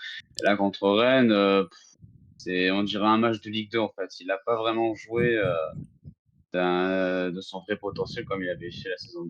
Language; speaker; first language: French; native; French